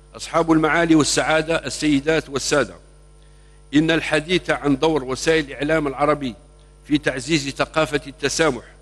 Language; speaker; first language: Arabic; native; Arabic